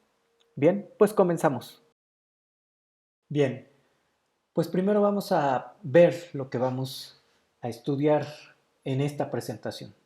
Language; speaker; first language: Spanish; native; Spanish